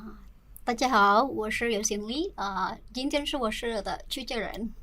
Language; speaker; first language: Chinese; non-native, learner; Indonesian